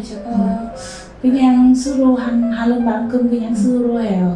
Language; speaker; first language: Korean; non-native, learner; Vietnamese